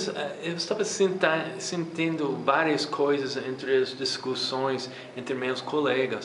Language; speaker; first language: Portuguese; non-native, fluent; English